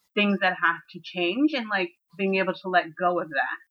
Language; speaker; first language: English; native; English